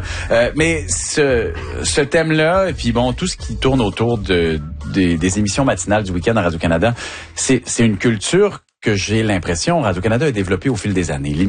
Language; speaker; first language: French; native; French